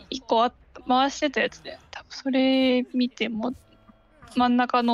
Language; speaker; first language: Japanese; native; Japanese